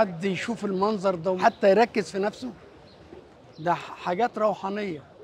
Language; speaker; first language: Arabic; native; Arabic